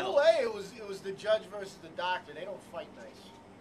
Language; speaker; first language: English; native; English